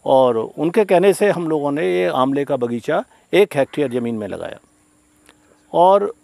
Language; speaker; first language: Hindi; native; Hindi